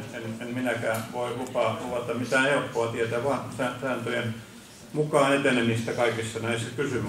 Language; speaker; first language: Finnish; native; Finnish